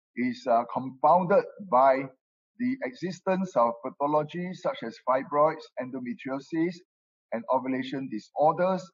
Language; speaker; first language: English; non-native, local second language; Min Nan Chinese